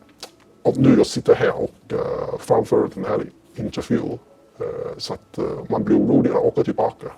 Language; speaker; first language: Swedish; non-native, fluent; Cantonese